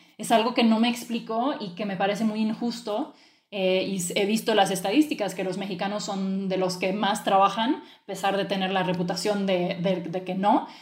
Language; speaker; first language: Spanish; early bilingual, other home language; French